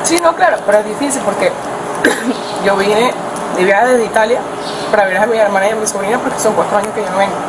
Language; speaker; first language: Spanish; native; Spanish